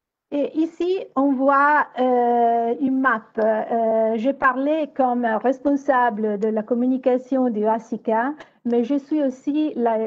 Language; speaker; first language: French; non-native, fluent; Italian